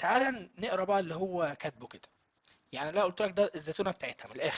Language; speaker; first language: Arabic; native; Arabic